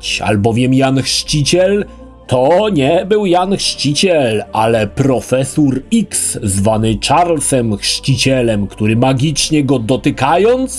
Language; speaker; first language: Polish; native; Polish